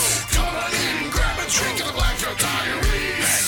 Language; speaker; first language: English; native; English